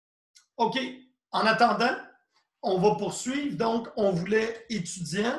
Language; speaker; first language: French; native; French